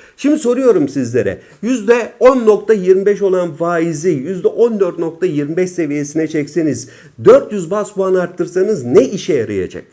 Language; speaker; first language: Turkish; native; Turkish